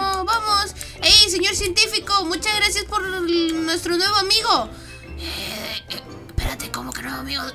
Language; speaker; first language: Spanish; native; Spanish